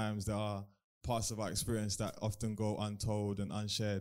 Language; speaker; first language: English; native; English